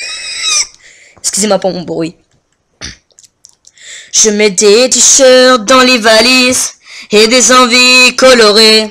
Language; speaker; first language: French; native; French